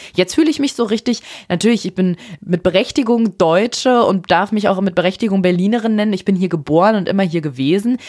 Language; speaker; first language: German; native; German